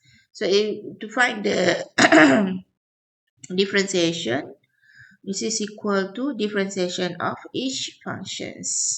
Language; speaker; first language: English; non-native, local second language; Malay